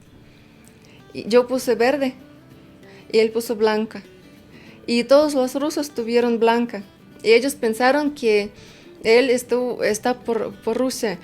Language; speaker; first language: Spanish; non-native, fluent; Russian